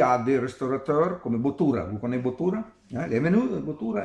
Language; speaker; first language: French; non-native, learner; Italian